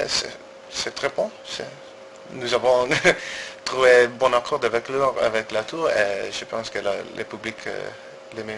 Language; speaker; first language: French; non-native, learner; Italian